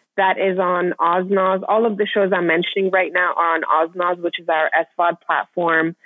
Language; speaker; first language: English; non-native, fluent; Persian